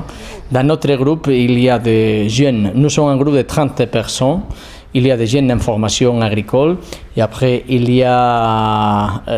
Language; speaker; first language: French; non-native, fluent; Spanish